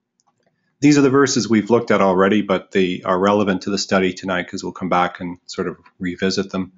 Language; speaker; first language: English; native; English